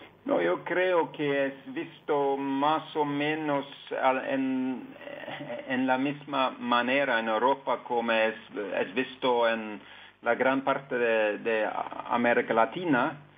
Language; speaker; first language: Spanish; non-native, fluent; Norwegian